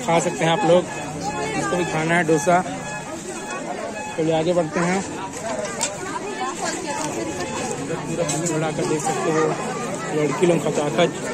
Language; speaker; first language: Hindi; native; Hindi